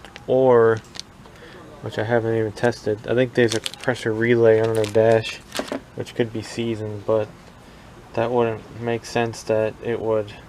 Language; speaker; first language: English; native; English